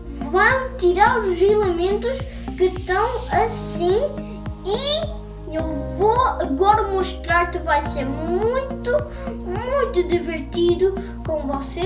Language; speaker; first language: Portuguese; early bilingual, other home language; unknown